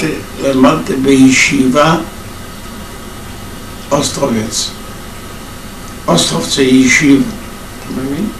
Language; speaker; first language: Hebrew; non-native, fluent; Yiddish